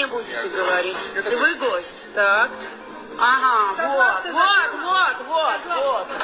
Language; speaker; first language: Russian; non-native, fluent; Armenian